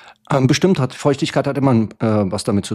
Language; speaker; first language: German; native; German